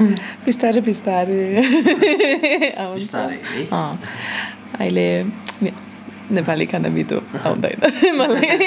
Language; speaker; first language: Nepali; non-native, learner; German